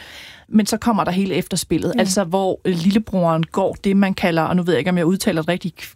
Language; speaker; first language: Danish; native; Danish